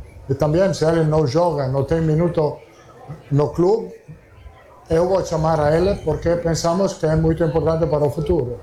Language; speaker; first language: Portuguese; non-native, learner; Italian